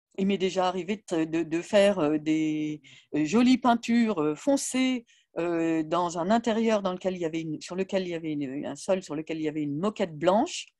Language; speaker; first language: French; native; French